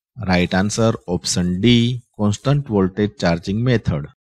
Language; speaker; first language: English; non-native, local second language; Gujarati